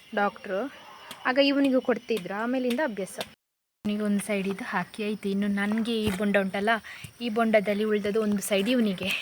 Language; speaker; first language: Kannada; native; Kannada